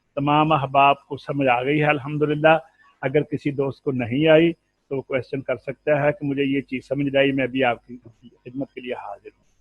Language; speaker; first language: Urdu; non-native, local second language; Punjabi